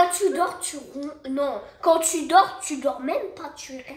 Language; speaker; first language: French; native; French